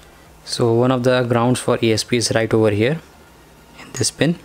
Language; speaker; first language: English; non-native, local second language; Hindi